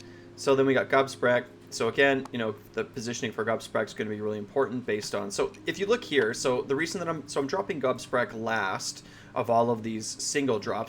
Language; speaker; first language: English; native; English